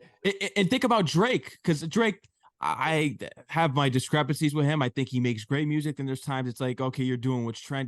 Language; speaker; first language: English; native; English